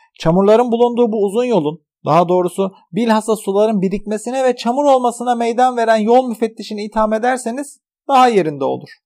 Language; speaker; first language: Turkish; native; Turkish